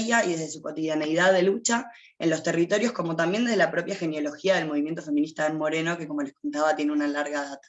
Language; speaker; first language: Spanish; native; Spanish